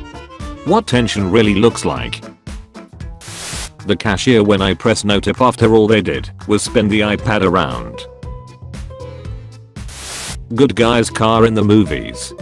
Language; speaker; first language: English; native; English